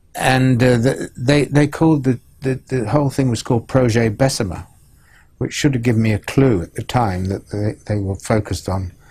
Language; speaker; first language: English; native; English